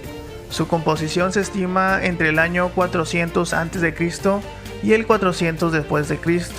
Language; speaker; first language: Spanish; native; Spanish